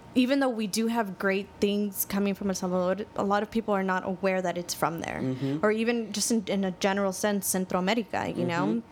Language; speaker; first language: English; native; English